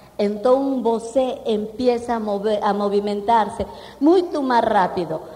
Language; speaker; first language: Spanish; non-native, fluent; Portuguese